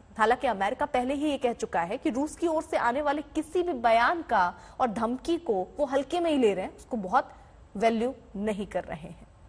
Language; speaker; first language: Hindi; native; Hindi